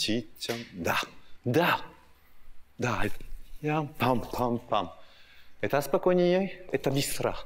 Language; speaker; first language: Russian; non-native, learner; French